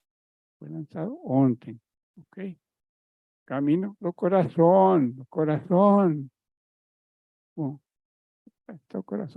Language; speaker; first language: Portuguese; non-native, fluent; Spanish